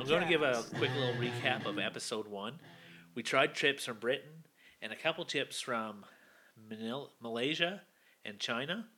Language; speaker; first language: English; native; English